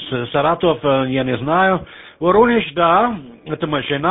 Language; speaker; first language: Russian; non-native, learner; German